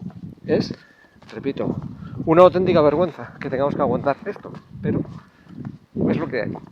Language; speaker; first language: Spanish; native; Spanish